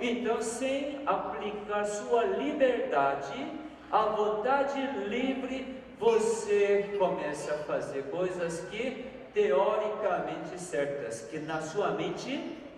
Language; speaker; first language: Portuguese; non-native, fluent; Korean